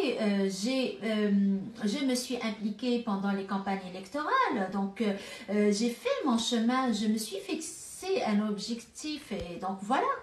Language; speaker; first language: French; non-native, local second language; Tachelhit